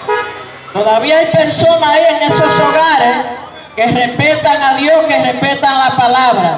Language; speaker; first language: Spanish; native; Spanish